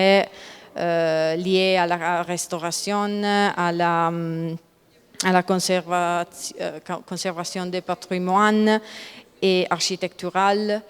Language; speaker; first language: French; non-native, learner; Italian